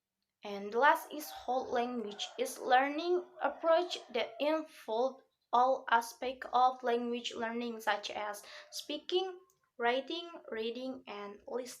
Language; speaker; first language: English; non-native, learner; Indonesian